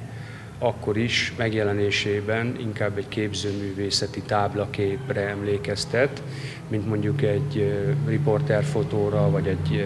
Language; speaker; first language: Hungarian; native; Hungarian